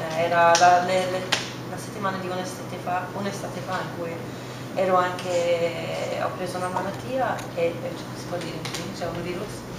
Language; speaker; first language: Italian; non-native, fluent; English